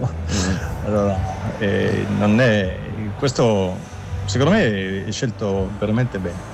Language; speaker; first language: Italian; non-native, learner; German